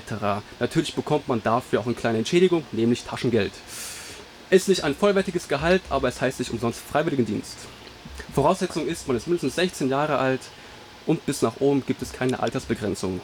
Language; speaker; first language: German; early bilingual, other home language; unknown